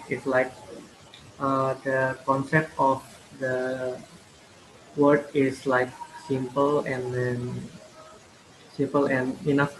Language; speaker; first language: English; non-native, learner; Malay